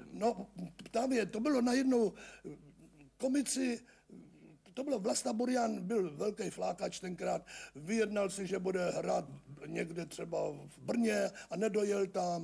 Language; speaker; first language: Czech; native; Czech